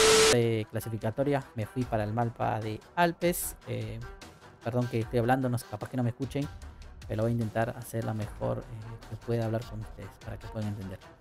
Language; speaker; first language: Spanish; native; Spanish